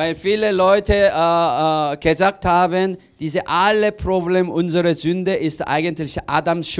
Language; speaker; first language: German; non-native, learner; Korean